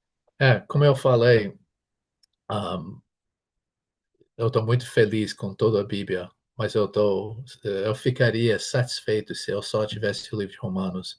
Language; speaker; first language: Portuguese; non-native, fluent; English